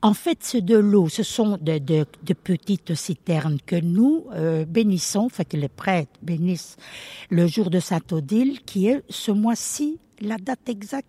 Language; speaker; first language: French; early bilingual, other home language; Italian